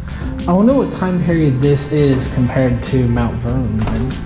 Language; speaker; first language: English; native; English